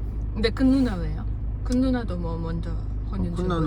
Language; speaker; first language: Korean; non-native, learner; Russian